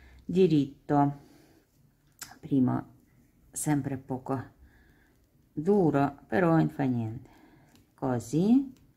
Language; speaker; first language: Italian; non-native, learner; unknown